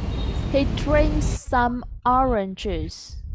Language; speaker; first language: English; non-native, fluent; Vietnamese